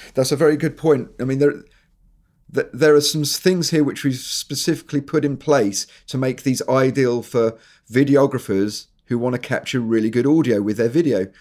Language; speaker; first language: English; native; English